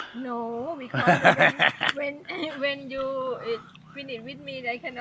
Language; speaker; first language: English; non-native, learner; Thai